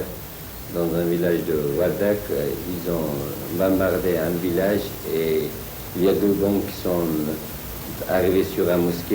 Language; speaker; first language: French; non-native, fluent; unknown